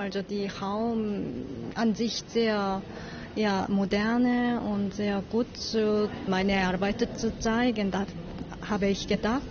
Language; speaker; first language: German; non-native, learner; Korean